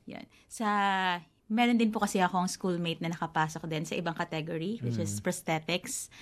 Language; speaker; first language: Filipino; native; Filipino